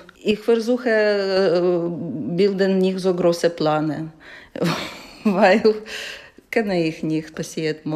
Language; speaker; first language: German; non-native, learner; Ukrainian